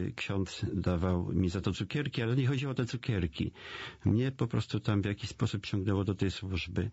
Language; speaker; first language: Polish; native; Polish